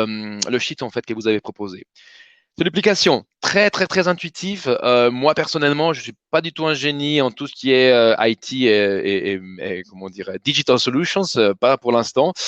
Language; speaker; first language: French; native; French